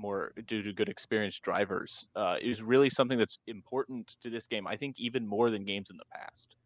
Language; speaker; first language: English; native; English